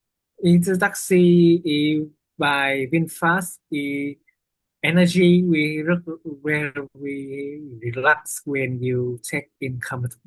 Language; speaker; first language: English; non-native, learner; Vietnamese